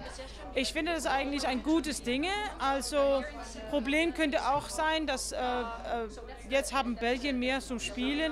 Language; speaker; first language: German; non-native, fluent; Danish